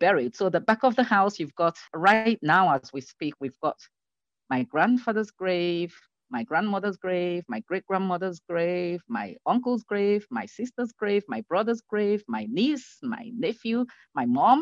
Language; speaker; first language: English; non-native, local second language; Igbo